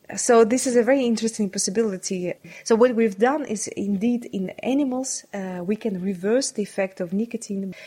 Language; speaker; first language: English; non-native, fluent; Russian